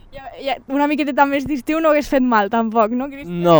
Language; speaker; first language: Catalan; native; Catalan